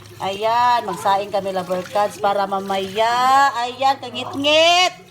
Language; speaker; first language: Filipino; non-native, local second language; Cebuano